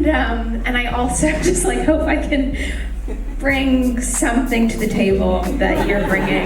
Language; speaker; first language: English; native; English